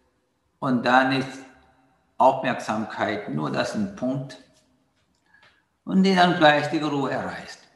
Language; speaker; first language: German; non-native, learner; Sinhala